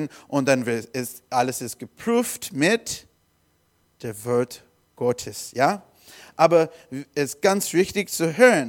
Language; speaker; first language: German; non-native, learner; English